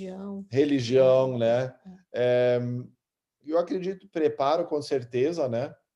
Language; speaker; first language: Portuguese; early bilingual, other home language; German